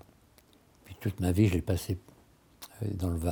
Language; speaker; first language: French; early bilingual, other home language; Russian